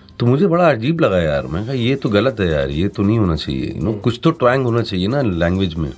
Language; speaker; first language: Hindi; native; Hindi